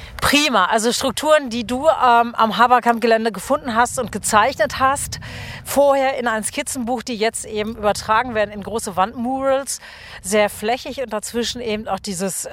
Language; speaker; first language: German; native; German